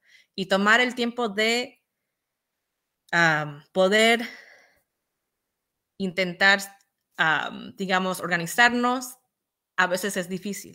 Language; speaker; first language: Spanish; early bilingual, heritage; Spanish